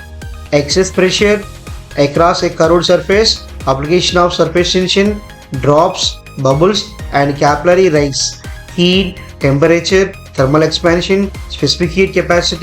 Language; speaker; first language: English; non-native, local second language; Telugu